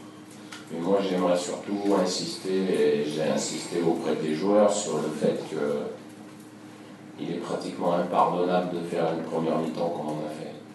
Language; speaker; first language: French; native; French